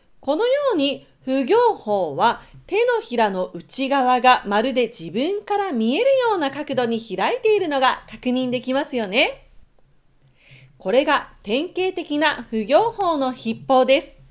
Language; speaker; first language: Japanese; native; Japanese